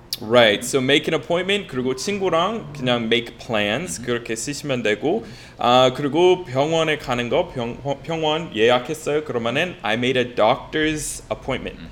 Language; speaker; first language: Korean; native; Korean